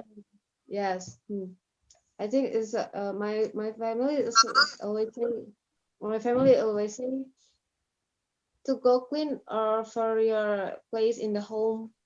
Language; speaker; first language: English; non-native, learner; Indonesian